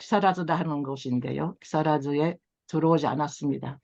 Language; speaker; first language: Korean; early bilingual, heritage; Korean